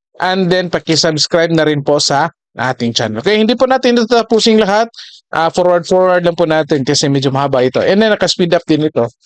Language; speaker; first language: Filipino; native; Filipino